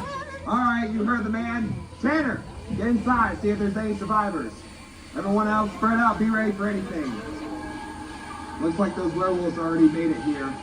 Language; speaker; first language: English; native; English